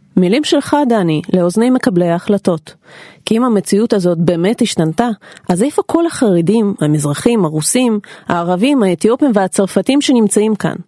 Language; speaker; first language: Hebrew; non-native, fluent; Russian